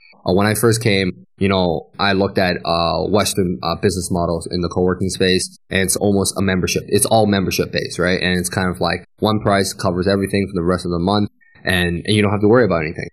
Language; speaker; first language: English; native; English